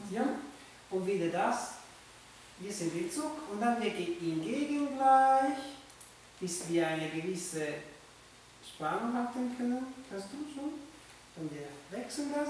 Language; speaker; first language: German; non-native, fluent; Italian